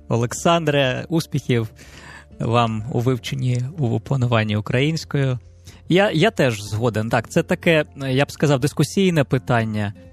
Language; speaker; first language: Ukrainian; native; Ukrainian